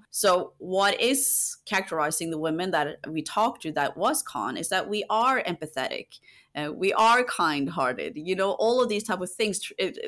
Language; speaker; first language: English; non-native, fluent; Norwegian